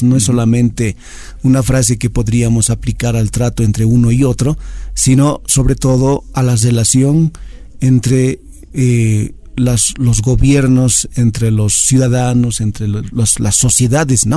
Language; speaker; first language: Spanish; native; Spanish